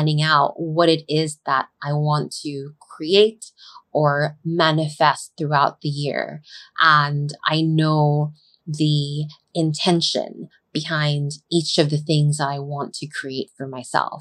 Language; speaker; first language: English; non-native, local second language; Filipino